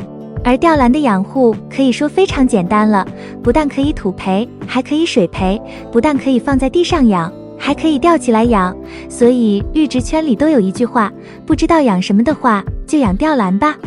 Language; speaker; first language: Chinese; native; Chinese